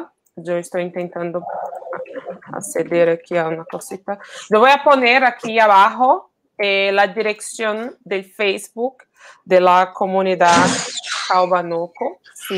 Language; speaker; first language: Spanish; non-native, fluent; Portuguese